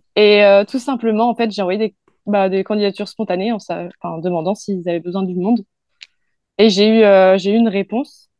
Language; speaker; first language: French; native; French